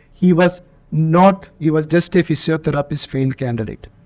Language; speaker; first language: English; non-native, local second language; Malayalam